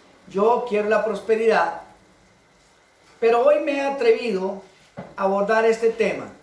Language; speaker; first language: Spanish; native; Spanish